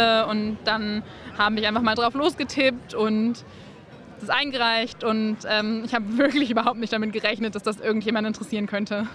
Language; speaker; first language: German; native; German